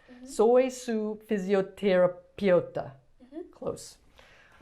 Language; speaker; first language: Spanish; non-native, learner; English